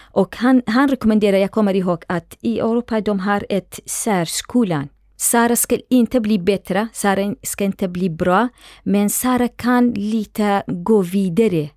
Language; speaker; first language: Swedish; non-native, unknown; Central Kurdish